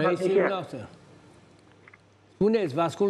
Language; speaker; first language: Romanian; native; Romanian